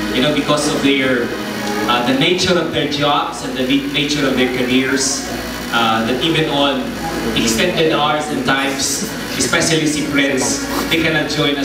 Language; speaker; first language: English; non-native, local second language; Cebuano